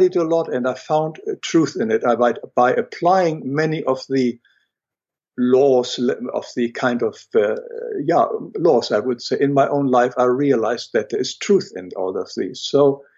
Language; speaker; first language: English; non-native, fluent; German